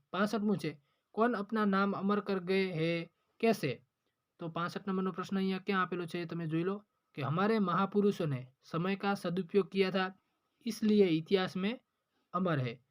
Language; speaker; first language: Hindi; non-native, local second language; Gujarati